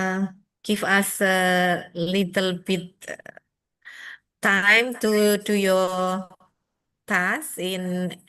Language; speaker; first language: English; non-native, fluent; Indonesian